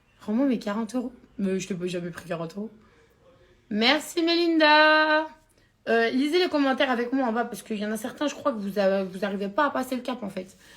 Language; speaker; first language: French; native; French